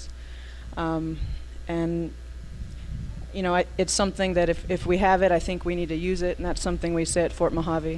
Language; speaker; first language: English; native; English